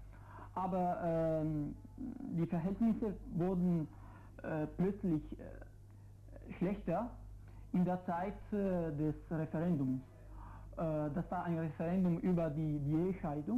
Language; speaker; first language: German; non-native, fluent; Italian